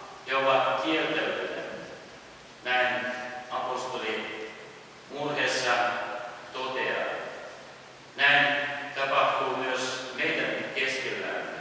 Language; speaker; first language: Finnish; early bilingual, heritage; Finnish